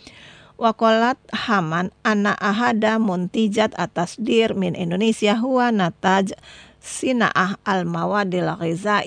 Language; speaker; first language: Arabic; non-native, fluent; Indonesian